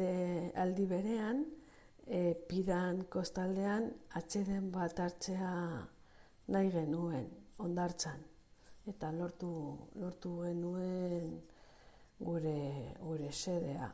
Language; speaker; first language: Basque; non-native, local second language; Spanish